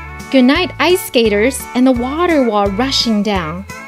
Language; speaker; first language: English; early bilingual, other home language; Chinese